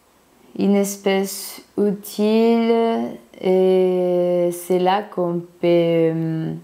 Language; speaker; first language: French; non-native, learner; Spanish